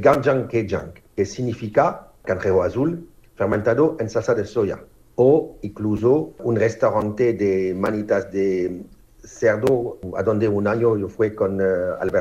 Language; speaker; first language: Spanish; non-native, fluent; French